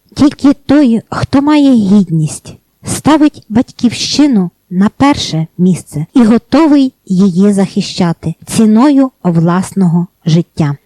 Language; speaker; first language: Ukrainian; native; Ukrainian